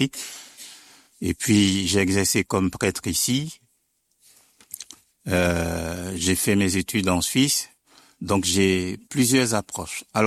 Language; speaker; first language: French; non-native, local second language; Baoulé